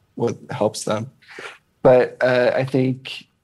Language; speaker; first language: English; native; English